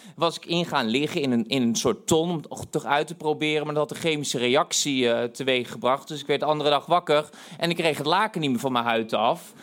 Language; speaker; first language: Dutch; native; Dutch